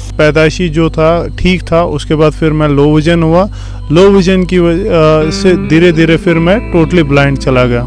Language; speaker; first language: Urdu; non-native, local second language; Kashmiri